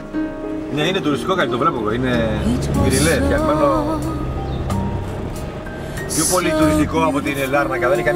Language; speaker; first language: Greek; native; Greek